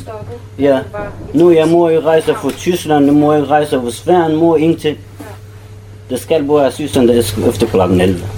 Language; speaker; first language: Danish; non-native, learner; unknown